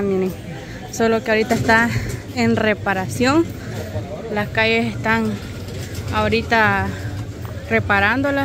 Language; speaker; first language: Spanish; native; Spanish